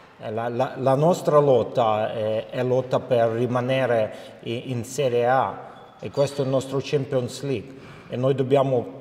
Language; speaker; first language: Italian; non-native, fluent; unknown